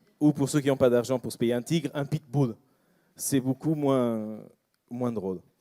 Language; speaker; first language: French; non-native, fluent; Portuguese